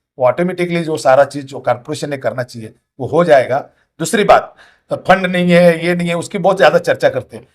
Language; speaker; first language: Hindi; non-native, local second language; Marathi